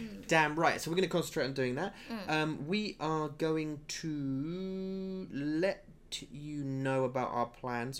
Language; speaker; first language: English; native; English